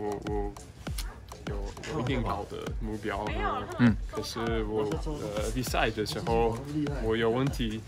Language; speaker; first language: Chinese; non-native, fluent; English